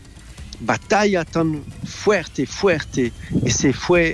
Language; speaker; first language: Spanish; non-native, fluent; French